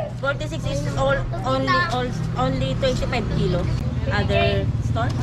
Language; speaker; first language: English; non-native, local second language; Filipino